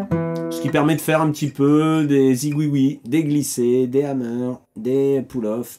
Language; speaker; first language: French; native; French